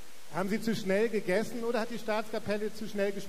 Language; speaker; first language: German; native; German